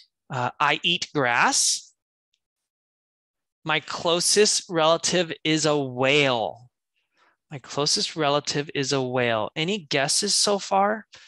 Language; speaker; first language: English; native; English